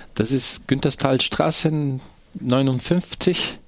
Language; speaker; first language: German; non-native, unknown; Portuguese